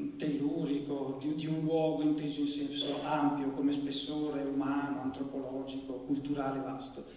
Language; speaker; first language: Italian; native; Italian